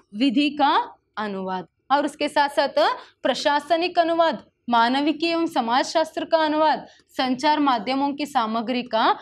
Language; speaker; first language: Hindi; non-native, local second language; Kannada